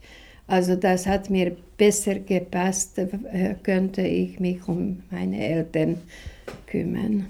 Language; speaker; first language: German; non-native, fluent; Slovak